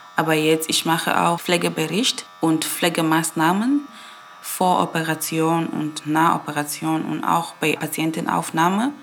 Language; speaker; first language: German; non-native, fluent; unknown